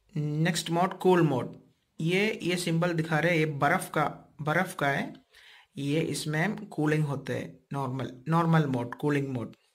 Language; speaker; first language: Hindi; non-native, local second language; Malayalam